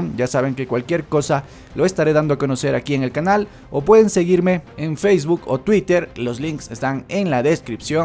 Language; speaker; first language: Spanish; native; Spanish